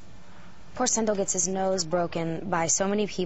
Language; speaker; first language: English; native; English